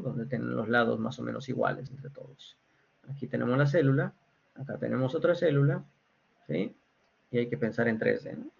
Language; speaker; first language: Spanish; native; Spanish